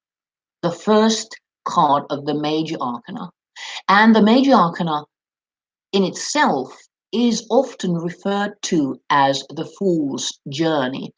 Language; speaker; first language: English; non-native, fluent; Finnish